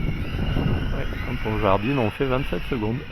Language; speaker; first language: French; native; French